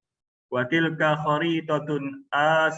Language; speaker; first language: Arabic; non-native, learner; Indonesian